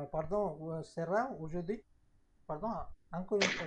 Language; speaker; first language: French; non-native, learner; Tamil